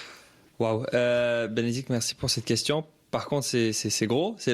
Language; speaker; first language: French; early bilingual, other home language; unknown